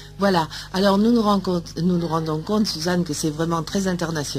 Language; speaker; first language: French; native; French